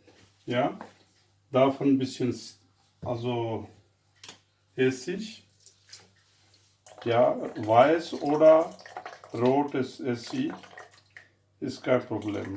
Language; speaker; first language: German; non-native, fluent; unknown